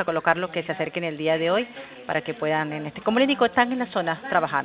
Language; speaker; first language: Spanish; native; Spanish